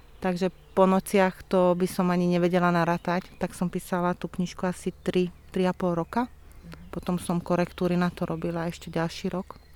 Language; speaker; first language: Slovak; non-native, local second language; Hungarian